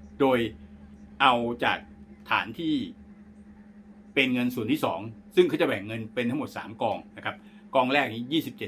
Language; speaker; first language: Thai; native; Thai